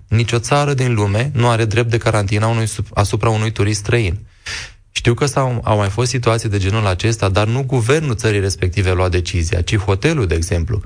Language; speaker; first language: Romanian; native; Romanian